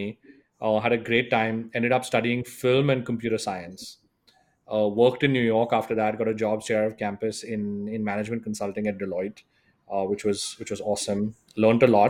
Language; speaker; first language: English; non-native, local second language; Hindi